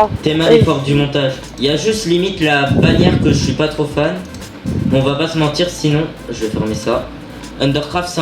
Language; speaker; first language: French; native; French